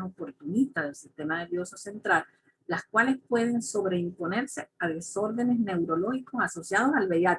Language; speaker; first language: Spanish; native; Spanish